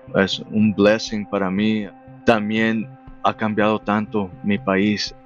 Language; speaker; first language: Spanish; early bilingual, heritage; Spanish